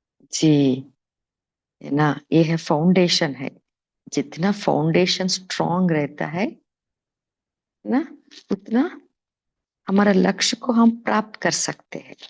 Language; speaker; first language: Hindi; non-native, local second language; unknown